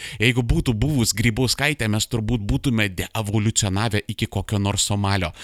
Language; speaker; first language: Lithuanian; native; Lithuanian